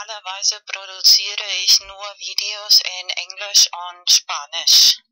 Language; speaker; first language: German; non-native, learner; Spanish